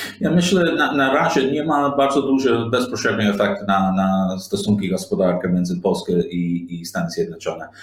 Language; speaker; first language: Polish; non-native, learner; English